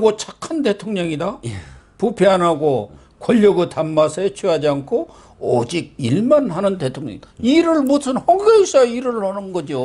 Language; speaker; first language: Korean; native; Korean